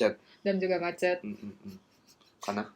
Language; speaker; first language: Indonesian; non-native, learner; Japanese